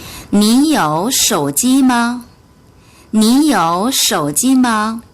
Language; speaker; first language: Chinese; non-native, learner; Korean